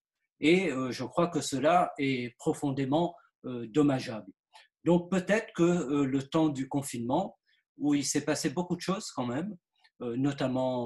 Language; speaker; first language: French; native; French